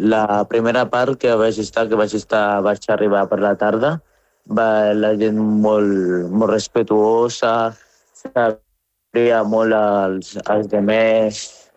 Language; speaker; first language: Catalan; non-native, fluent; Arabic